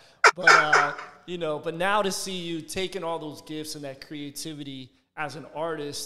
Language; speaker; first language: English; native; English